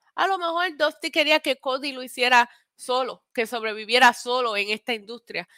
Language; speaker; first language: Spanish; native; Spanish